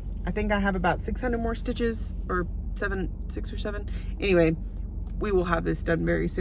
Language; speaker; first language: English; native; English